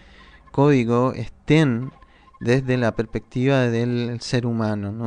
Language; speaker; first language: Spanish; native; Spanish